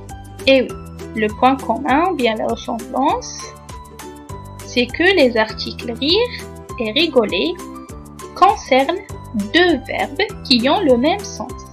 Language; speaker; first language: French; non-native, local second language; Arabic